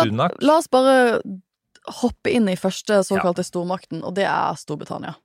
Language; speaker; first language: Norwegian; native; Norwegian